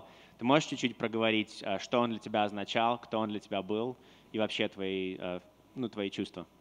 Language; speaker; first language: Russian; native; Russian